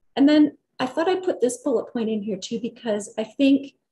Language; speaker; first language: English; native; English